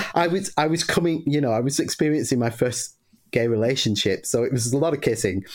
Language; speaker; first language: English; native; English